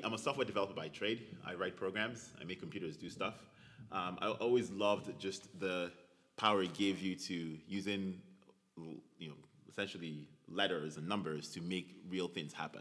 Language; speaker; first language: English; non-native, local second language; Igbo